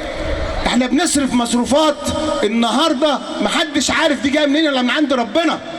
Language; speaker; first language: Arabic; native; Arabic